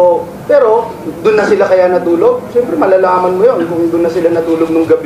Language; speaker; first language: Filipino; native; Filipino